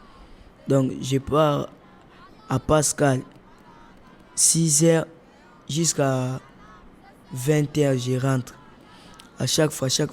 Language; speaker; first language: French; non-native, local second language; Lingala